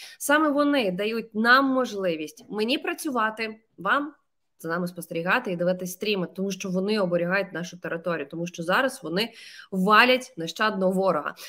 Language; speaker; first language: Ukrainian; native; Ukrainian